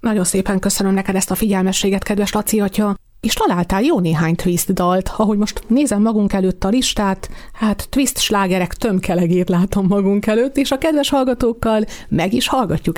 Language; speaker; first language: Hungarian; native; Hungarian